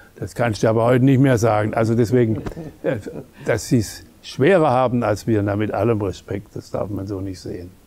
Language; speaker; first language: German; native; German